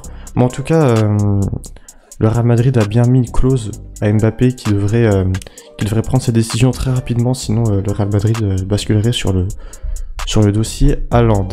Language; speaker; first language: French; native; French